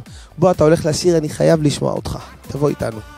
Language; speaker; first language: Hebrew; native; Hebrew